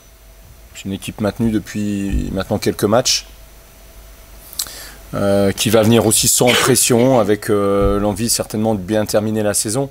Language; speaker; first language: French; native; French